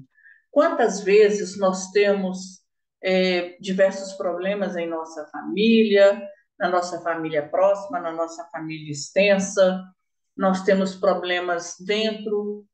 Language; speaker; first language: Portuguese; native; Portuguese